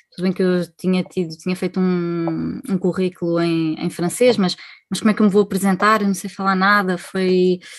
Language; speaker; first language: Portuguese; native; Portuguese